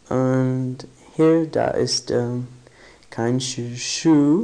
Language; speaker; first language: German; non-native, learner; English